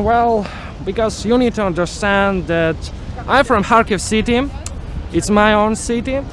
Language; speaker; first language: English; non-native, fluent; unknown